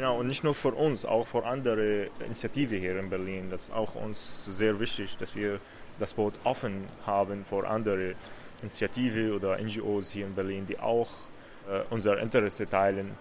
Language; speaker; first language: German; non-native, learner; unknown